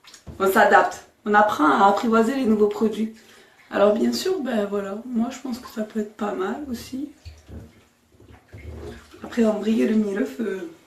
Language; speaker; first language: French; native; French